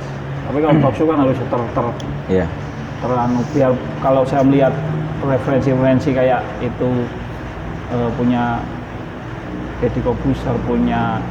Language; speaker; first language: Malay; non-native, local second language; Javanese